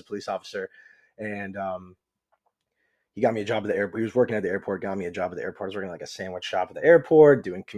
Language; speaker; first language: English; native; English